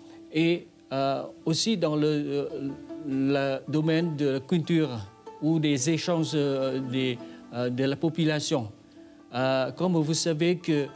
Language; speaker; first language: French; non-native, fluent; Vietnamese